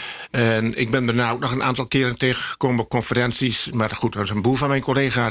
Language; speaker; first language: Dutch; native; Dutch